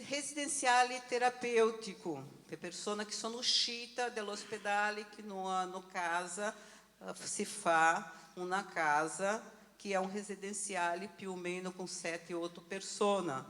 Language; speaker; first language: Italian; non-native, learner; Portuguese